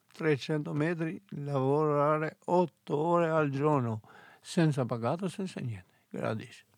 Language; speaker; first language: Italian; non-native, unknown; Albanian